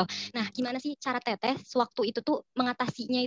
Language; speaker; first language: Indonesian; native; Indonesian